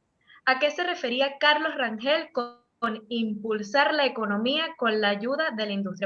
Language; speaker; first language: Spanish; native; Spanish